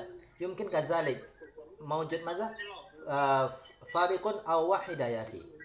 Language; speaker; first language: Arabic; non-native, learner; Indonesian